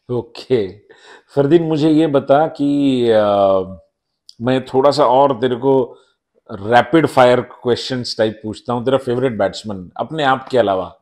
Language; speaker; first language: Hindi; non-native, local second language; Marathi